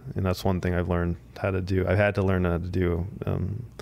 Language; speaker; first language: English; native; English